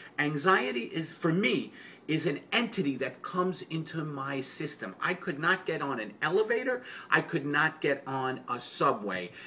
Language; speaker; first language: English; native; English